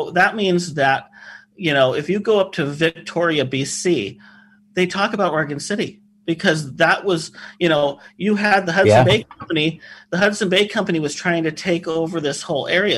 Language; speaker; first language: English; native; English